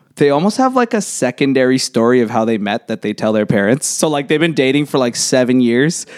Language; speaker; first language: English; native; English